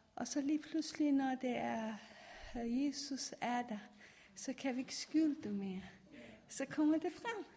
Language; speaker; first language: Danish; non-native, fluent; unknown